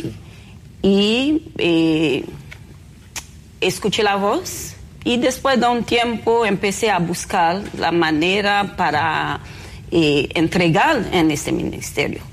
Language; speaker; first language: Spanish; non-native, fluent; Haitian Creole